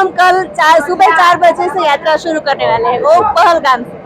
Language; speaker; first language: Hindi; non-native, local second language; Gujarati